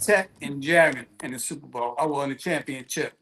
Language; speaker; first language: English; native; English